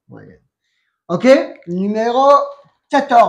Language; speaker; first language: French; non-native, fluent; Spanish